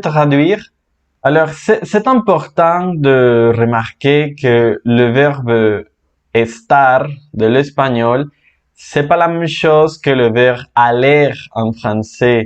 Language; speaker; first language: French; non-native, fluent; Spanish